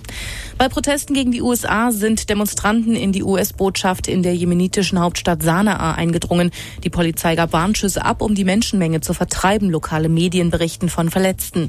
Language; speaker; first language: German; native; German